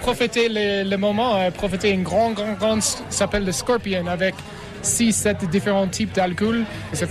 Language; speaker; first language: French; non-native, fluent; English